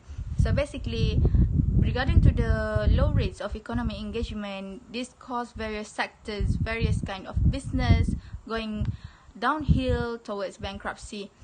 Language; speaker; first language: English; non-native, local second language; Malay